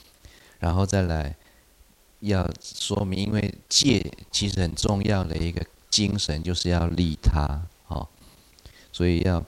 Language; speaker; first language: Chinese; native; Chinese